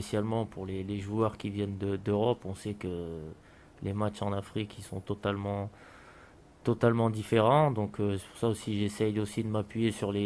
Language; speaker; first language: French; native; French